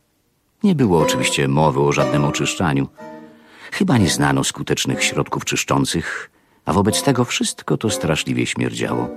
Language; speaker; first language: Polish; native; Polish